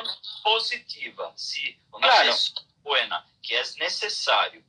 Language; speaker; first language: Spanish; non-native, learner; Portuguese